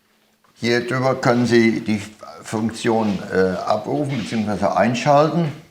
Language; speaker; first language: German; native; German